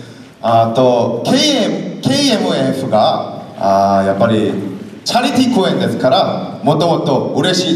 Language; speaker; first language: Japanese; non-native, learner; Korean